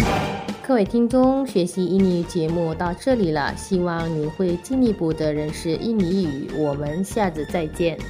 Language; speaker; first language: Chinese; non-native, fluent; Indonesian